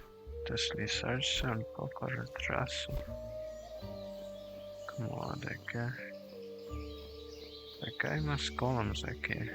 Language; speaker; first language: Spanish; non-native, learner; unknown